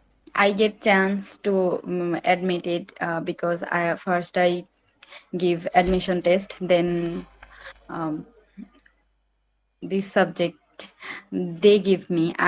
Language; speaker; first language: English; non-native, learner; Bangla